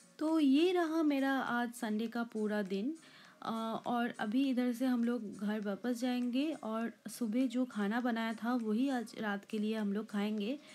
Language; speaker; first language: Hindi; non-native, local second language; Bangla